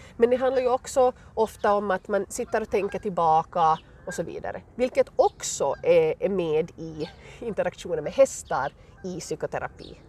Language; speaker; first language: Swedish; native; Swedish